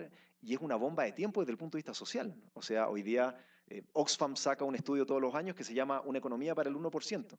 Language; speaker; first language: Spanish; native; Spanish